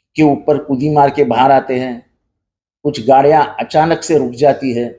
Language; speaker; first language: Hindi; non-native, local second language; Marathi